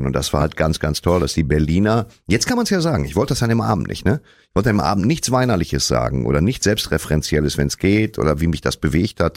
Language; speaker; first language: German; native; German